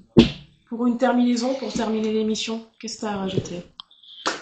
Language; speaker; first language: French; native; French